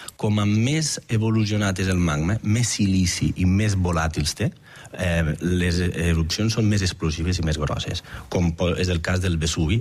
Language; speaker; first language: Catalan; native; Catalan